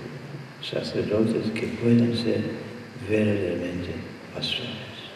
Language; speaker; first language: Spanish; non-native, fluent; English